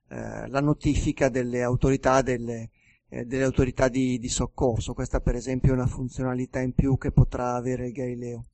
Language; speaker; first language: Italian; native; Italian